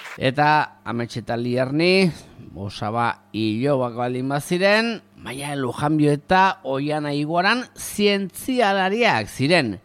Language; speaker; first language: Basque; native; Basque